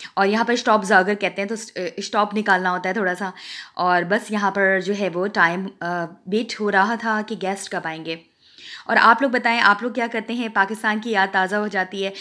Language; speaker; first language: Urdu; non-native, local second language; Punjabi